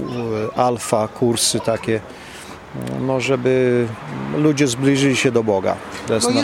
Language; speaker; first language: Polish; early bilingual, heritage; Polish